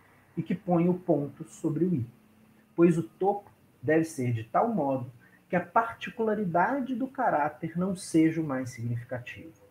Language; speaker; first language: Portuguese; native; Portuguese